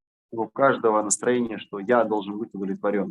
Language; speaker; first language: Russian; native; Russian